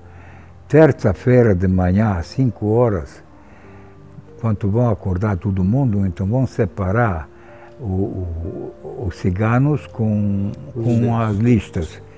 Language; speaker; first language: Portuguese; non-native, fluent; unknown